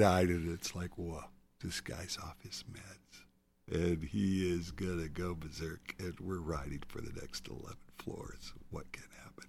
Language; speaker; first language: English; native; English